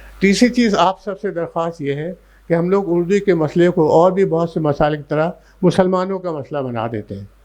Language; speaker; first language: Urdu; native; Urdu